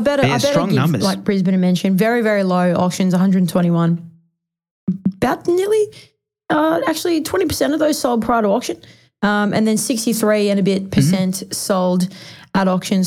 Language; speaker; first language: English; native; English